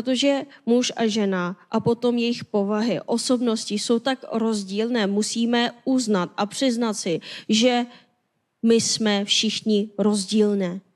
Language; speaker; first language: Czech; non-native, fluent; Korean